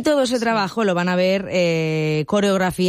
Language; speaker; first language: Spanish; native; Spanish